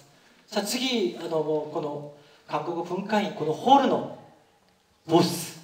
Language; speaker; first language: Japanese; non-native, fluent; Korean